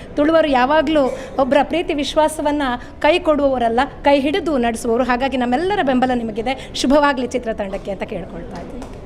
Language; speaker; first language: Kannada; non-native, local second language; Tulu